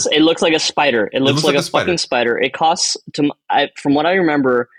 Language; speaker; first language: English; early bilingual, other home language; Spanish